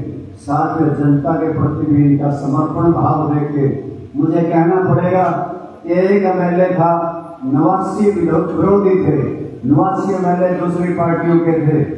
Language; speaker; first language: Hindi; native; Hindi